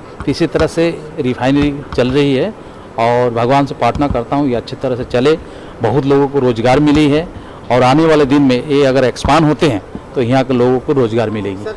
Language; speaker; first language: Hindi; non-native, local second language; Assamese